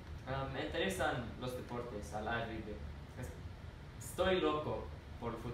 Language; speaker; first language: Spanish; non-native, learner; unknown